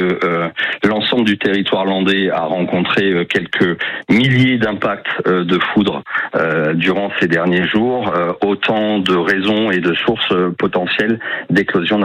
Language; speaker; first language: French; native; French